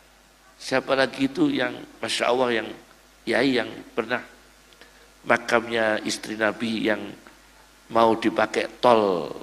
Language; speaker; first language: Indonesian; native; Indonesian